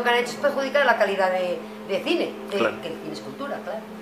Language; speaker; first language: Spanish; native; Spanish